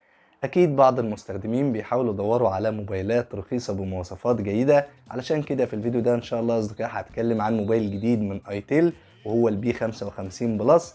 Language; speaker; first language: Arabic; native; Arabic